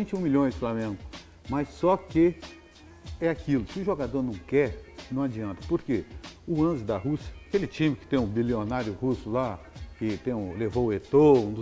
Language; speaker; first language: Portuguese; native; Portuguese